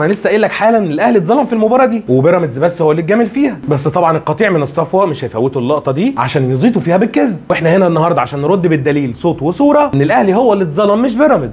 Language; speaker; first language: Arabic; native; Arabic